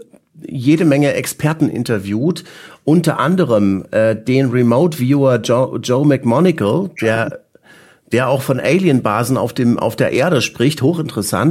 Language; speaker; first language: German; native; German